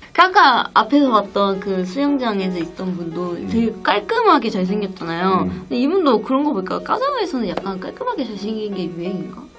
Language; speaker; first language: Korean; native; Korean